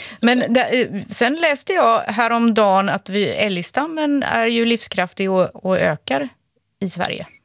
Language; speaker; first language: Swedish; native; Swedish